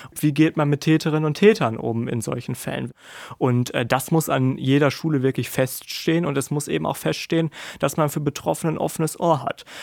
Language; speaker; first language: German; native; German